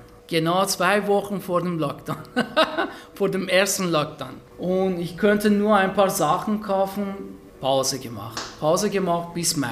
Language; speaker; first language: German; non-native, fluent; Persian